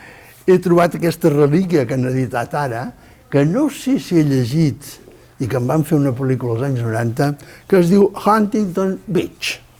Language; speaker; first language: Catalan; native; Catalan